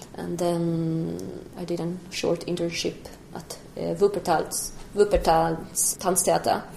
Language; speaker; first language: English; non-native, fluent; Spanish